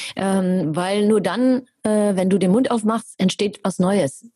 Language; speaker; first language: German; native; German